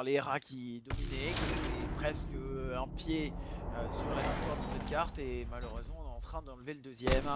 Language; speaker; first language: French; native; French